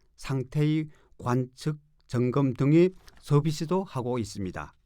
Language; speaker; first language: Korean; native; Korean